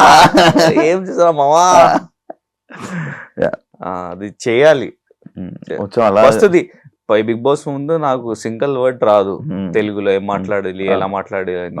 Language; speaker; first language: Telugu; non-native, learner; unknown